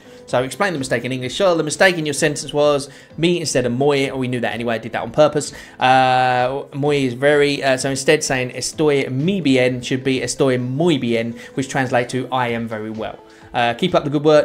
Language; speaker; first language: English; native; English